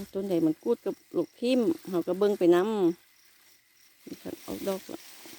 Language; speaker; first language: Thai; native; Thai